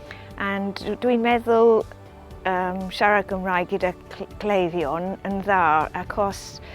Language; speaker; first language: Welsh; non-native, learner; English